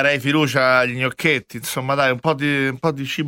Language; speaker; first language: Italian; native; Italian